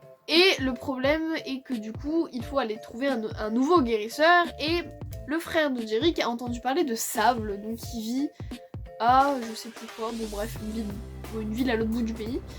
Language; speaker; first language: French; native; French